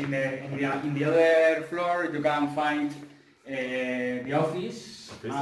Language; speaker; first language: English; non-native, learner; Spanish